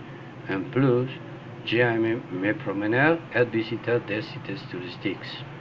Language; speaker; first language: French; non-native, learner; Spanish